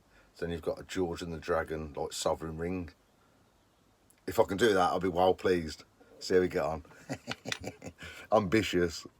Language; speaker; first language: English; native; English